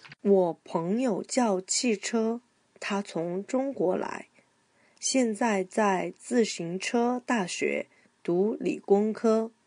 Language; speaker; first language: Chinese; non-native, fluent; Korean